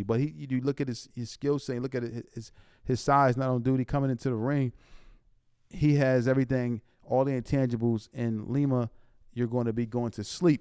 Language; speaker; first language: English; native; English